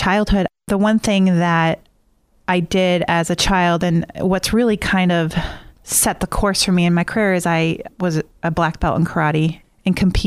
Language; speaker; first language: English; native; English